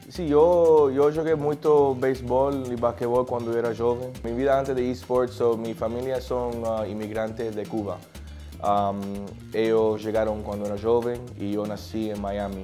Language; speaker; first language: Portuguese; non-native, learner; Spanish